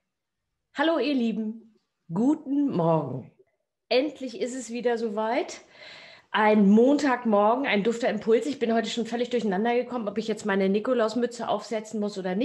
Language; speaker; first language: German; native; German